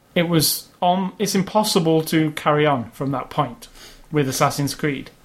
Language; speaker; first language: English; native; English